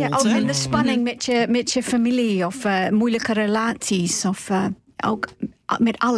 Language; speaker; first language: Dutch; non-native, fluent; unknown